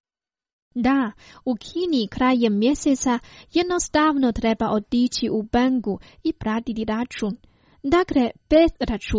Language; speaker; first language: Croatian; non-native, fluent; Chinese